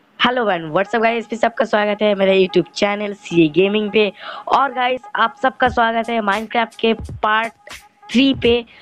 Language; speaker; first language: Hindi; non-native, local second language; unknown